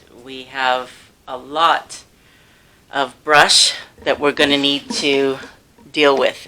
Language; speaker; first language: English; native; English